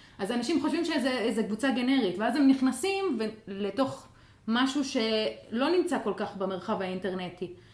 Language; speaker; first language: Hebrew; non-native, local second language; Arabic